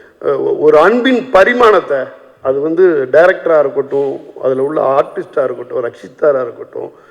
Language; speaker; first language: Tamil; native; Tamil